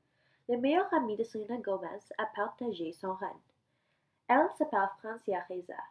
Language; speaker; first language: French; non-native, learner; English